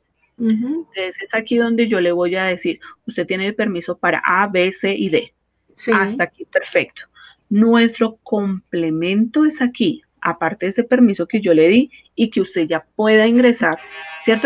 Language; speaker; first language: Spanish; native; Spanish